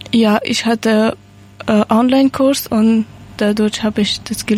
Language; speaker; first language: German; non-native, learner; Persian